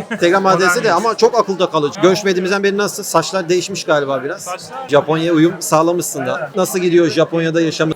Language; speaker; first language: Turkish; native; Turkish